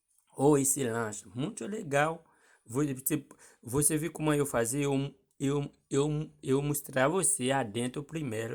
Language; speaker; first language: Portuguese; non-native, learner; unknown